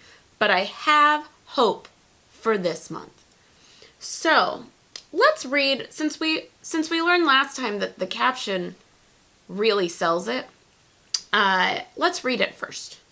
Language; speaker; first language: English; native; English